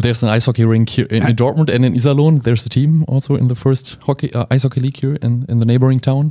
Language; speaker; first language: English; non-native, fluent; German